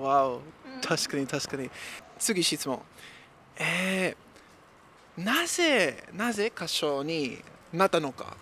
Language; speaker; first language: Japanese; non-native, learner; English